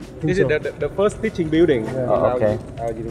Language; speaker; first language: English; non-native, learner; Vietnamese